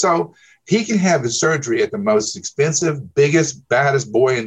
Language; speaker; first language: English; native; English